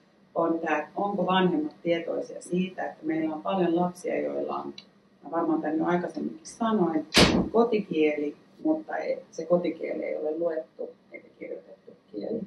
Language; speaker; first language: Finnish; native; Finnish